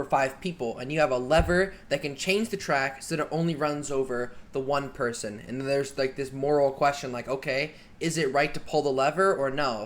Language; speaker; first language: English; native; English